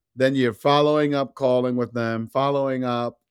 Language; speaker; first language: English; native; English